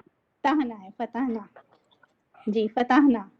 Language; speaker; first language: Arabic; non-native, learner; Urdu